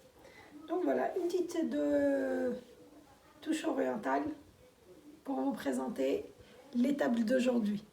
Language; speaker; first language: French; native; French